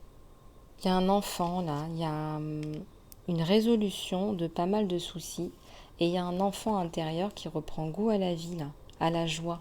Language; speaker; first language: French; native; French